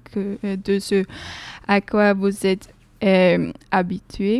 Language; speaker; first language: French; non-native, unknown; Swedish